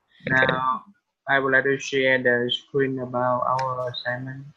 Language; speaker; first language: English; non-native, learner; Vietnamese